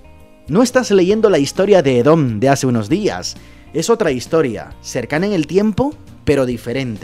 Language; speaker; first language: Spanish; native; Spanish